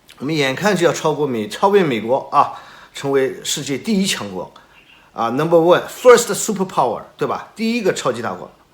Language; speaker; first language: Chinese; native; Chinese